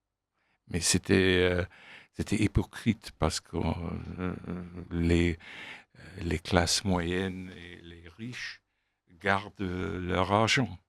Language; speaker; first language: French; non-native, fluent; English